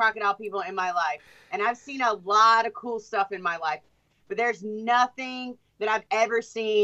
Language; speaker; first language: English; native; English